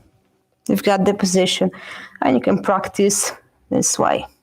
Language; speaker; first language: English; non-native, fluent; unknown